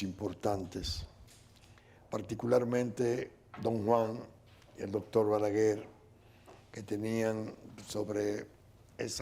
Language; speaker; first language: Spanish; native; Spanish